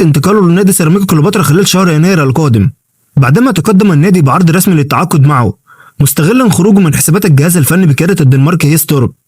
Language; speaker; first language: Arabic; native; Arabic